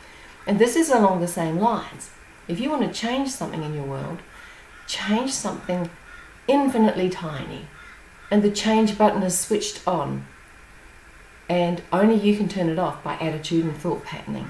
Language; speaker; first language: English; native; English